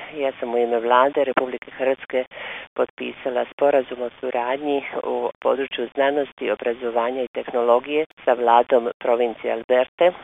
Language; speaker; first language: Croatian; native; Croatian